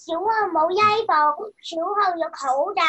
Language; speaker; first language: Cantonese; early bilingual, other home language; Chinese